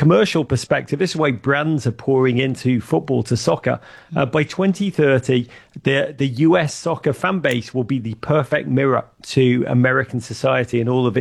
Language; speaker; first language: English; native; English